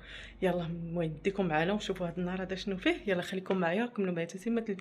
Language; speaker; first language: Arabic; native; Arabic